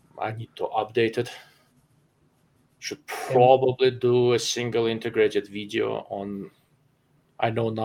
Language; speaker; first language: English; non-native, fluent; Russian